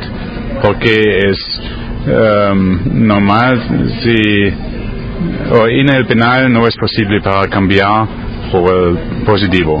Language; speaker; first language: Spanish; non-native, learner; German